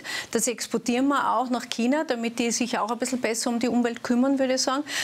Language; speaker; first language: German; native; German